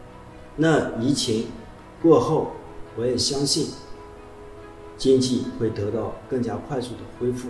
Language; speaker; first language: Chinese; native; Chinese